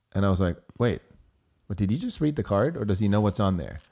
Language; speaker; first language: English; non-native, fluent; German